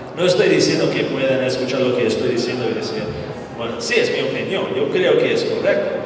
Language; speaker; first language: Spanish; non-native, fluent; English